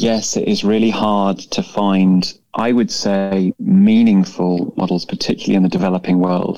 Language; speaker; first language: English; native; English